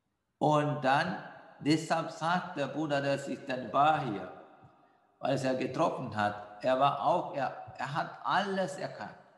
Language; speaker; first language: German; non-native, fluent; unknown